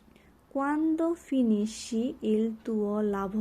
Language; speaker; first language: Italian; non-native, learner; Bangla